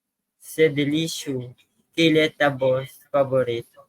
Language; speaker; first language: French; non-native, learner; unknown